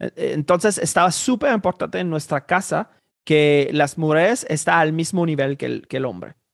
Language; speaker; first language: Spanish; non-native, fluent; Haitian Creole